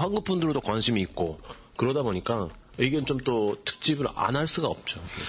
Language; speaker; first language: Korean; non-native, fluent; Japanese